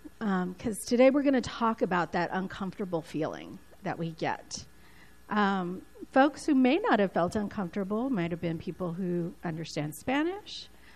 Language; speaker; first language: English; early bilingual, other home language; Spanish